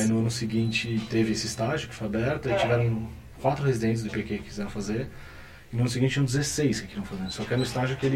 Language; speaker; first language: Portuguese; native; Portuguese